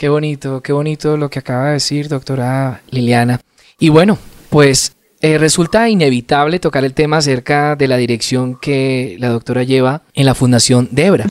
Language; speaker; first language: Spanish; native; Spanish